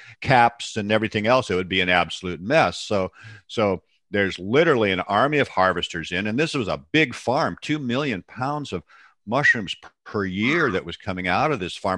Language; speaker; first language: English; native; English